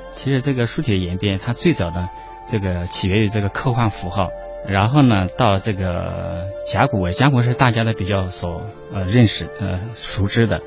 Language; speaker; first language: Chinese; non-native, local second language; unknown